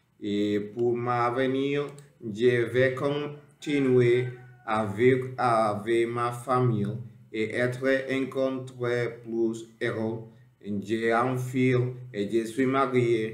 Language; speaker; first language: French; non-native, learner; Spanish